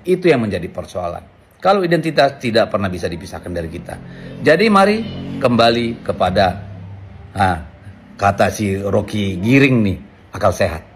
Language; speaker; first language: Indonesian; native; Indonesian